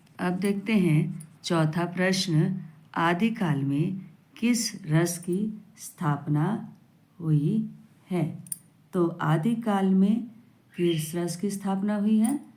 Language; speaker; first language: Hindi; native; Hindi